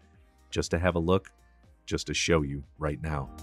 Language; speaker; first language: English; native; English